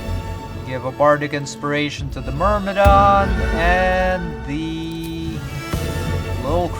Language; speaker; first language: English; native; English